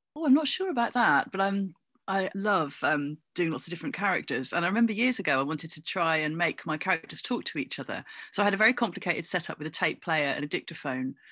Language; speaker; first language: English; native; English